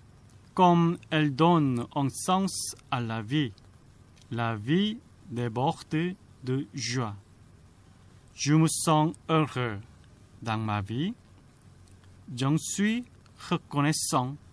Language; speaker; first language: French; non-native, fluent; Korean